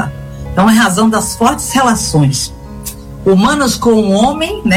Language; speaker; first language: Portuguese; native; Portuguese